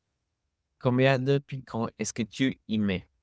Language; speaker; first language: French; non-native, learner; English